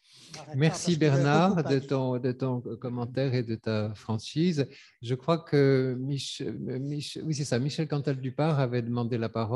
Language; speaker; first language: French; native; French